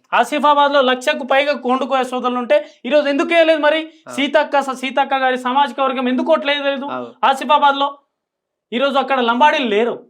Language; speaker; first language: Telugu; native; Telugu